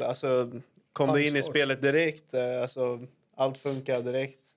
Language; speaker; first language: Swedish; native; Swedish